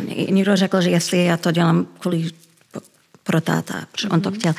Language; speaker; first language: Czech; early bilingual, heritage; Czech